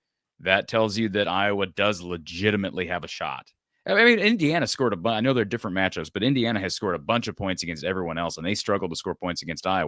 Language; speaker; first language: English; native; English